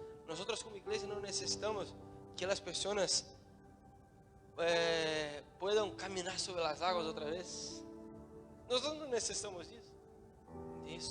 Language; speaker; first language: Spanish; non-native, learner; Portuguese